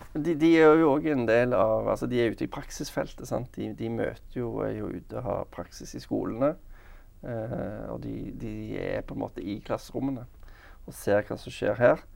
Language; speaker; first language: Norwegian; native; Norwegian